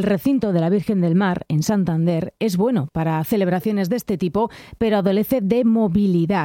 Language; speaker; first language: Spanish; native; Spanish